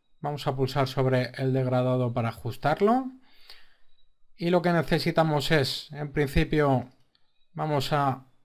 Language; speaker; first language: Spanish; native; Spanish